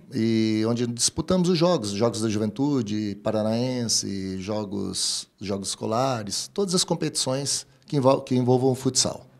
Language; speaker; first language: Portuguese; native; Portuguese